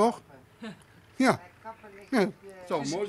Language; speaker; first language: Dutch; non-native, fluent; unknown